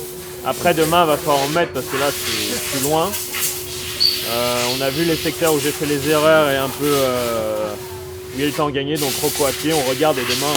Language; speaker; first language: French; native; French